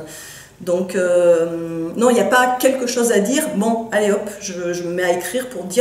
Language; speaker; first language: French; native; French